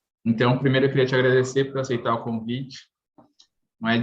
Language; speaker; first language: Portuguese; native; Portuguese